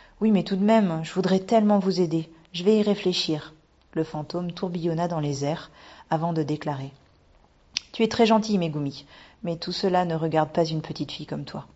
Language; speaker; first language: French; native; French